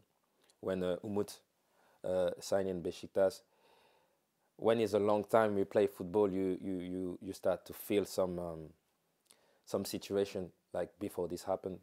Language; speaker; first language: English; non-native, fluent; French